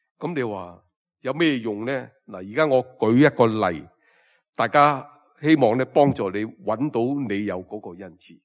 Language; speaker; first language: Cantonese; native; Cantonese